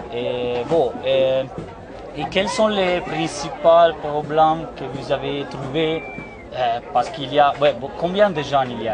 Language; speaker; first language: French; non-native, learner; Italian